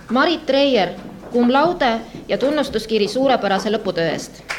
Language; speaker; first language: Estonian; native; Estonian